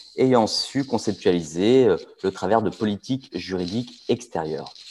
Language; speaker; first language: French; early bilingual, other home language; Arabic